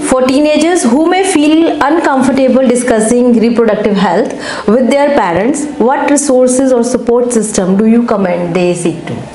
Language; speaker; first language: English; non-native, local second language; Hindi